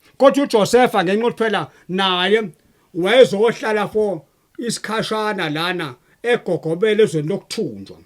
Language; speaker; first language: Zulu; native; Zulu